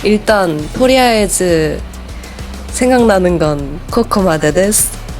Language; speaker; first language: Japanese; non-native, learner; Korean